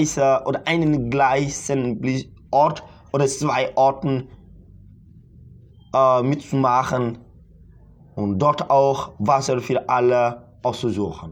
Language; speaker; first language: German; non-native, fluent; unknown